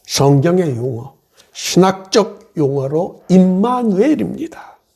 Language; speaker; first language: Korean; native; Korean